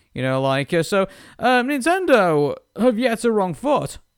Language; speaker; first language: English; native; English